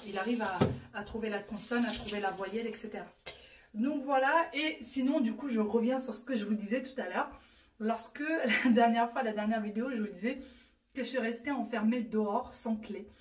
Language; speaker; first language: French; native; French